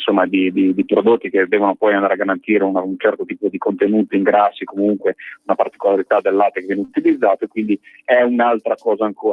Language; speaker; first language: Italian; native; Italian